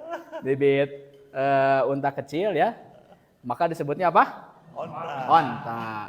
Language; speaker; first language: Indonesian; non-native, local second language; Sundanese